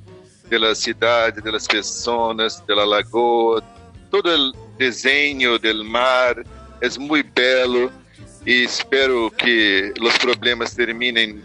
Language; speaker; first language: Spanish; non-native, learner; Portuguese